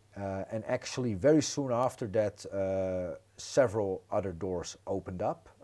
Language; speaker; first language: English; non-native, fluent; Dutch